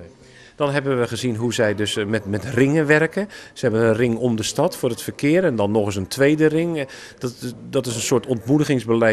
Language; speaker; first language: Dutch; native; Dutch